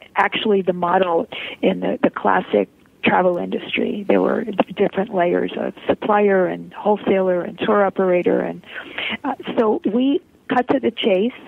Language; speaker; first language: English; early bilingual, heritage; Polish